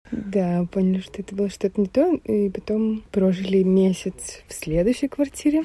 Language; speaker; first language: Russian; native; Russian